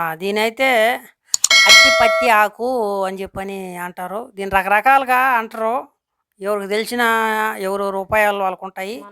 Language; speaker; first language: Telugu; native; Telugu